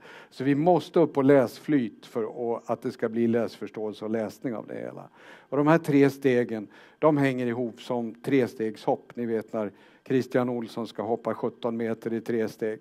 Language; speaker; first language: Swedish; native; Swedish